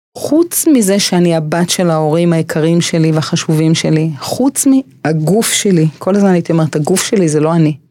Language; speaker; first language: Hebrew; early bilingual, other home language; English